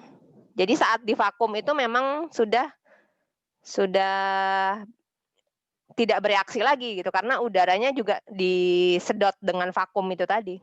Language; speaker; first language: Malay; non-native, local second language; Javanese